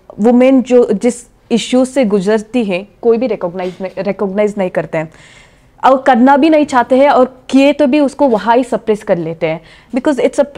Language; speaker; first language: Hindi; non-native, local second language; Kannada